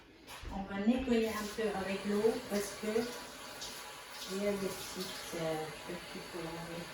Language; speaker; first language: French; non-native, fluent; Arabic